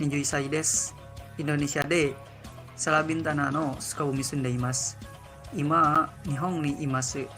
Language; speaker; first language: Japanese; non-native, learner; Indonesian